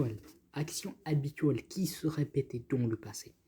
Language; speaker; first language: French; non-native, fluent; Tigrinya